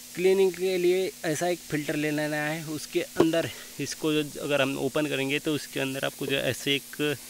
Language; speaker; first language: Hindi; non-native, local second language; Marathi